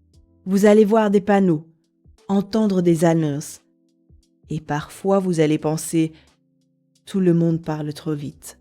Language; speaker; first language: French; native; French